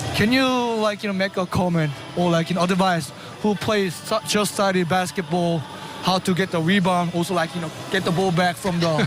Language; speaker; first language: English; non-native, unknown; Korean